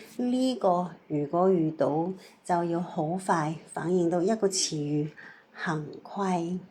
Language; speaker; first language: Cantonese; non-native, fluent; Chinese